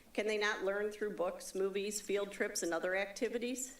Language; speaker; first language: English; native; English